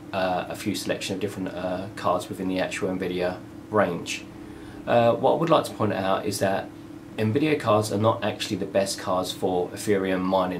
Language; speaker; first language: English; native; English